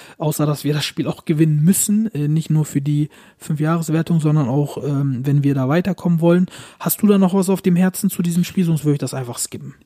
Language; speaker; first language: German; early bilingual, other home language; Turkish